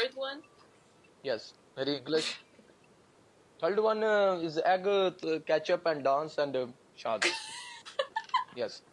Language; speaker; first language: English; non-native, learner; Punjabi